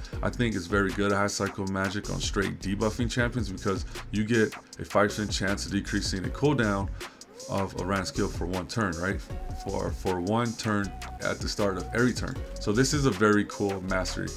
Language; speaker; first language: English; native; English